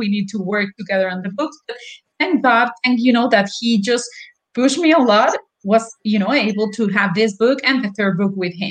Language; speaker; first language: English; non-native, fluent; Spanish